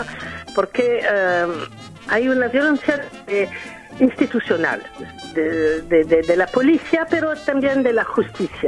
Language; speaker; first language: Spanish; non-native, learner; French